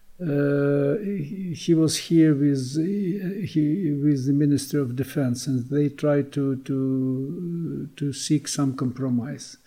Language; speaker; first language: English; non-native, learner; Ukrainian